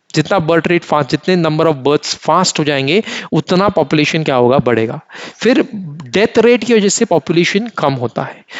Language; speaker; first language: Hindi; non-native, local second language; Marathi